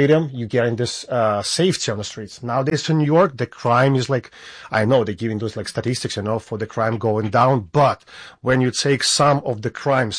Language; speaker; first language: English; non-native, fluent; Russian